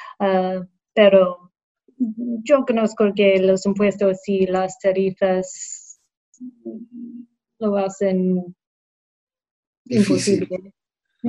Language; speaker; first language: Spanish; non-native, learner; English